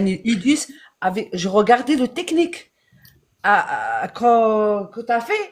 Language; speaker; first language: French; non-native, learner; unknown